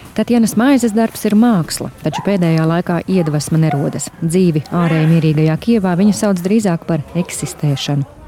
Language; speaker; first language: Latvian; native; Latvian